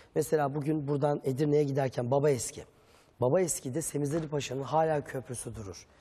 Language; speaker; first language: Turkish; native; Turkish